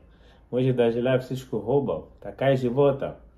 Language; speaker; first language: Bulgarian; non-native, learner; Portuguese